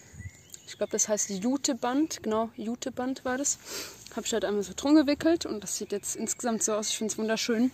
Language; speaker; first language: German; native; German